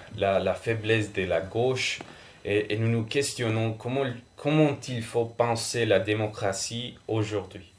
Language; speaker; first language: French; non-native, fluent; Spanish